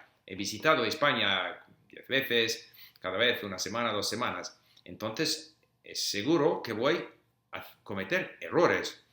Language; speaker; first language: Spanish; non-native, fluent; English